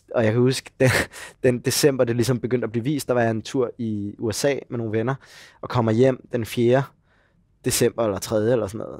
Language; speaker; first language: Danish; native; Danish